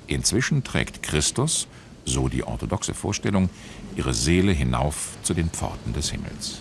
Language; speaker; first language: German; native; German